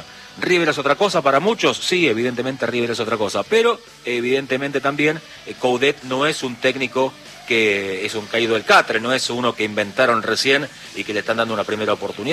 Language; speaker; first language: Spanish; native; Spanish